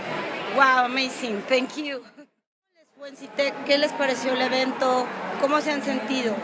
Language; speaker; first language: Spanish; native; Spanish